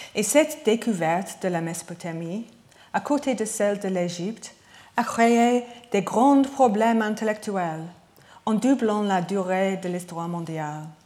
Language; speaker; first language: French; non-native, learner; English